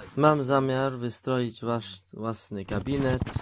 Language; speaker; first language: Polish; non-native, learner; English